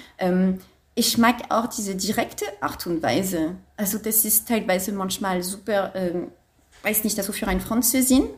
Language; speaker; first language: German; non-native, fluent; French